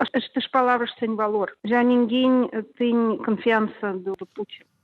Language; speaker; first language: Portuguese; non-native, learner; Russian